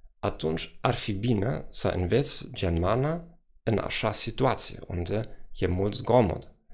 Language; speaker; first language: Romanian; non-native, fluent; German